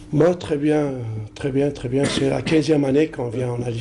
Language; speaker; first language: French; non-native, local second language; Arabic